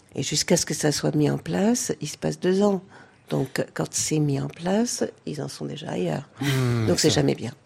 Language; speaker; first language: French; native; French